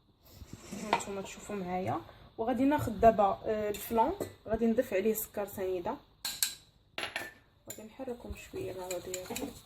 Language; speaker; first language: Arabic; native; Arabic